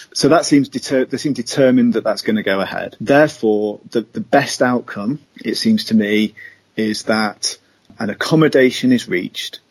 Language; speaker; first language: English; native; English